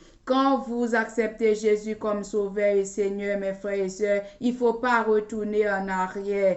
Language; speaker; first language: French; non-native, local second language; Haitian Creole